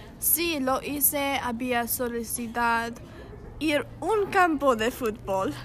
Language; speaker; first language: Spanish; non-native, learner; English